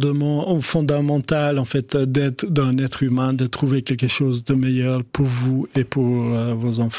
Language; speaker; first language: French; non-native, fluent; Albanian